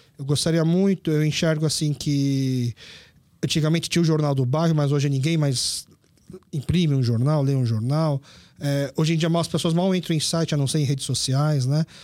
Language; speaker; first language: Portuguese; early bilingual, other home language; Korean